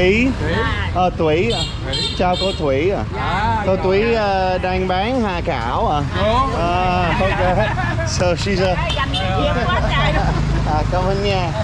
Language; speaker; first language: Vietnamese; non-native, learner; English